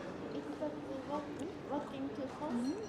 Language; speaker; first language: English; non-native, learner; Japanese